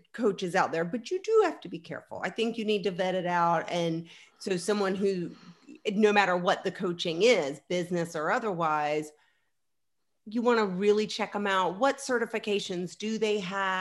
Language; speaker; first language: English; native; English